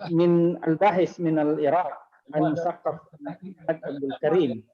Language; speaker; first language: Arabic; non-native, fluent; Indonesian